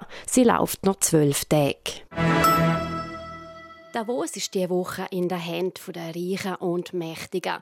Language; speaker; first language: German; native; German